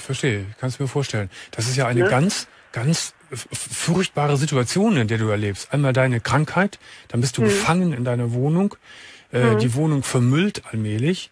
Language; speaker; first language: German; native; German